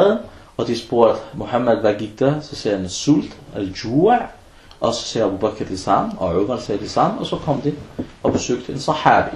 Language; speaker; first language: Danish; non-native, fluent; Arabic